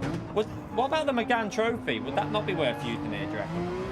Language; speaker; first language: English; native; English